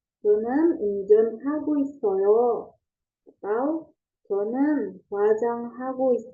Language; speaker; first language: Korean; non-native, fluent; Indonesian